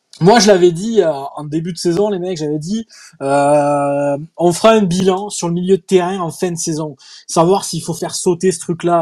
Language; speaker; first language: French; native; French